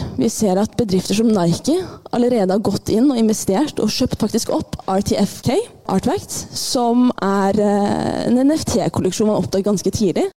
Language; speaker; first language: Norwegian; early bilingual, other home language; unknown